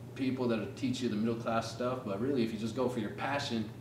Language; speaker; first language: English; native; English